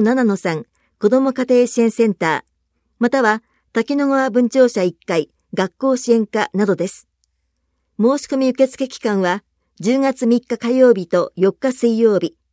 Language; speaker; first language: Japanese; native; Japanese